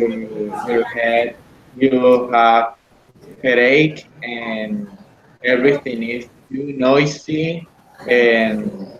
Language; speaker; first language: English; non-native, learner; Spanish